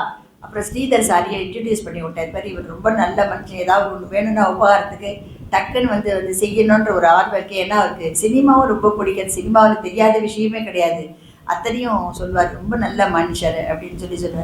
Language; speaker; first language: Tamil; native; Tamil